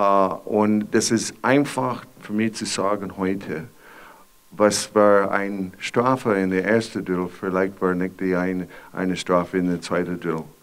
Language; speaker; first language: German; non-native, fluent; English